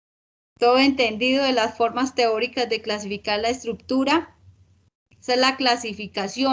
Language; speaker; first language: Spanish; native; Spanish